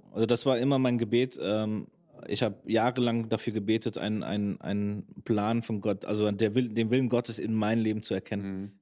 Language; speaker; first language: German; native; German